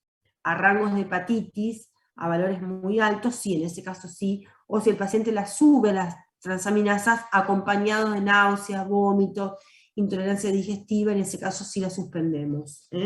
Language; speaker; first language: Spanish; native; Spanish